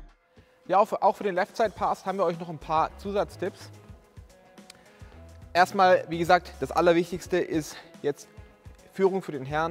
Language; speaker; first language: German; native; German